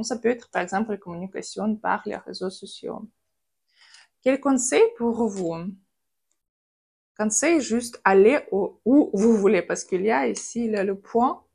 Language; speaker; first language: French; non-native, fluent; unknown